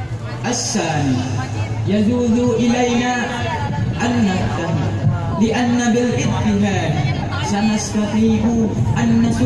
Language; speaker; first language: Arabic; non-native, learner; Indonesian